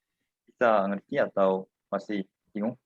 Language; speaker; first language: Indonesian; non-native, fluent; Korean